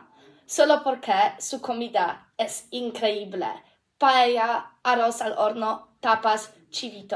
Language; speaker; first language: Spanish; non-native, learner; English